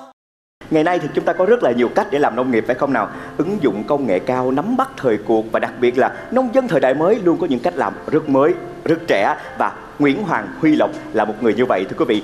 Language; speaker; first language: Vietnamese; native; Vietnamese